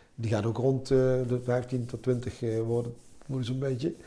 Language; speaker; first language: Dutch; early bilingual, other home language; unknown